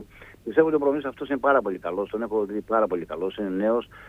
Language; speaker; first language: Greek; native; Greek